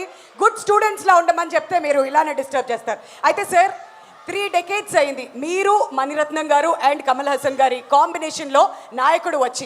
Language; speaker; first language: Telugu; native; Telugu